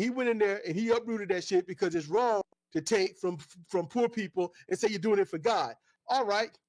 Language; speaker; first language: English; native; English